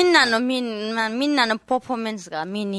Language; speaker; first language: Japanese; non-native, learner; Nepali